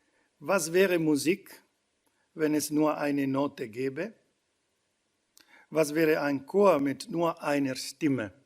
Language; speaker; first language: German; non-native, fluent; Italian